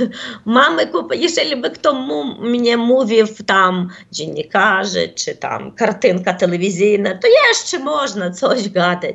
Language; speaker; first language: Polish; non-native, fluent; Ukrainian